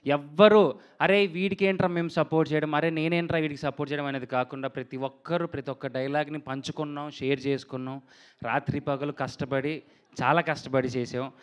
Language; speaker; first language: Telugu; native; Telugu